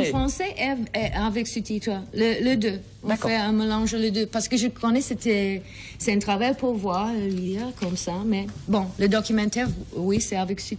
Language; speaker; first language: French; non-native, learner; English